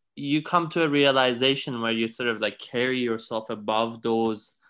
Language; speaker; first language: English; non-native, fluent; Persian